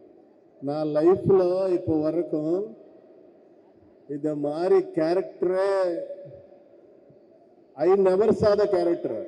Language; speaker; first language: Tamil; non-native, learner; Telugu